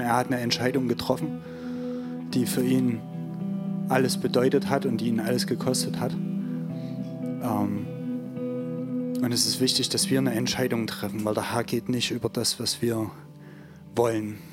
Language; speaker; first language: German; native; German